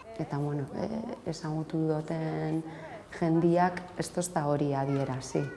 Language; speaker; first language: Basque; native; Basque